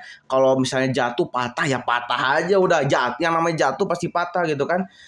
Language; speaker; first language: Indonesian; native; Indonesian